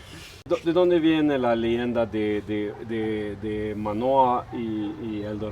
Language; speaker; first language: Spanish; non-native, fluent; Swedish